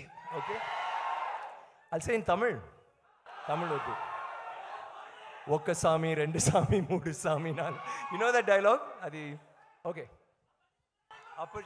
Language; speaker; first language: Telugu; non-native, learner; Tamil